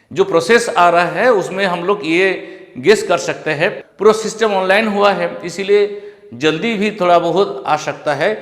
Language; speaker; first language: Hindi; non-native, local second language; Bangla